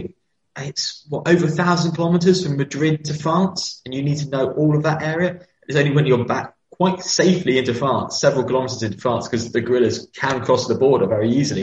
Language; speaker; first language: English; native; English